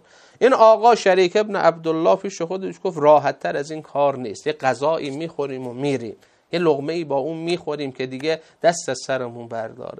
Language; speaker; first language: Persian; native; Persian